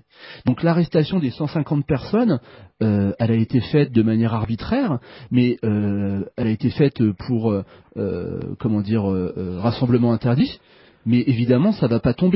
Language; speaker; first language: French; native; French